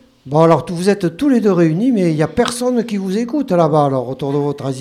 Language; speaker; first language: French; native; French